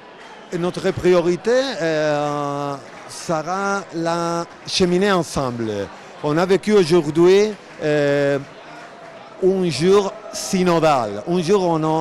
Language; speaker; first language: French; non-native, fluent; Spanish